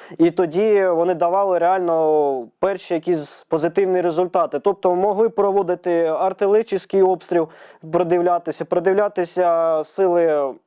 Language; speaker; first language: Ukrainian; native; Ukrainian